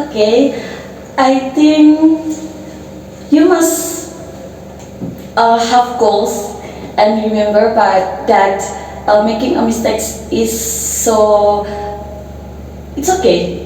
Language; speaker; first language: English; non-native, learner; Indonesian